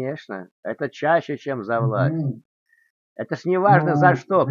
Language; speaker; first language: Russian; native; Russian